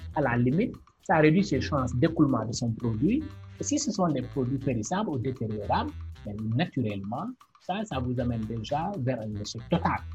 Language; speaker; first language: French; non-native, local second language; Wolof